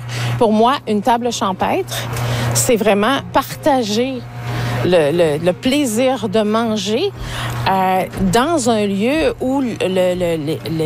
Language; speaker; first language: French; native; French